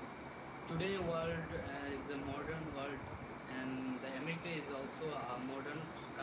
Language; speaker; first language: English; non-native, learner; Bangla